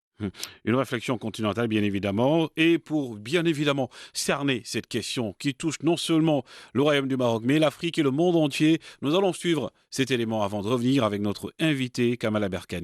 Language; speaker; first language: French; non-native, local second language; Arabic